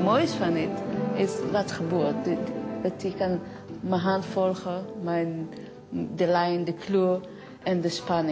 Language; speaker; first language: Dutch; non-native, fluent; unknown